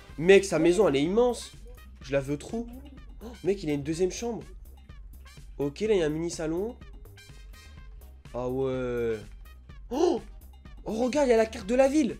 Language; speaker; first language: French; native; French